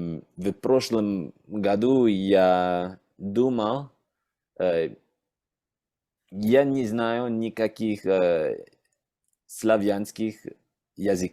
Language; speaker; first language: Russian; non-native, learner; English